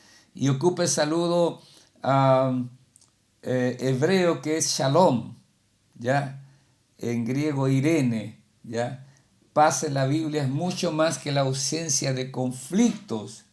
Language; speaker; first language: Spanish; native; Spanish